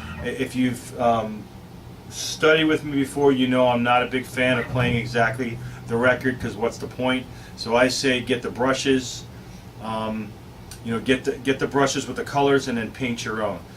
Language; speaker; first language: English; native; English